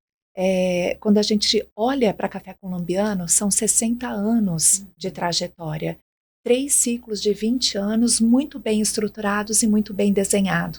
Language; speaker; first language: Portuguese; native; Portuguese